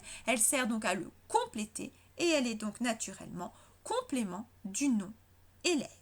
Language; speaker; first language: French; native; French